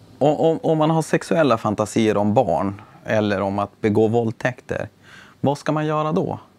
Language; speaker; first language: Swedish; native; Swedish